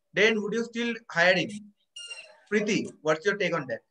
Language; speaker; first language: English; non-native, local second language; Bangla